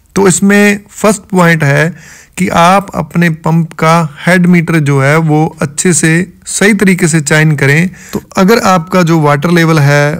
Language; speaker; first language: Hindi; non-native, local second language; Punjabi